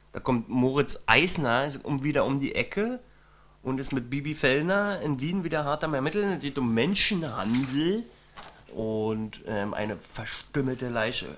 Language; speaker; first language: German; native; German